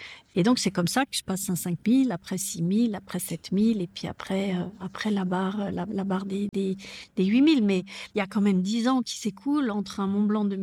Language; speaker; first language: French; native; French